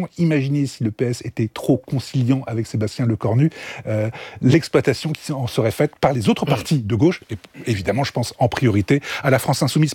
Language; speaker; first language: French; native; French